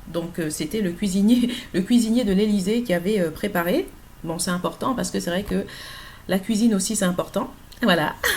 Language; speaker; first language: French; native; French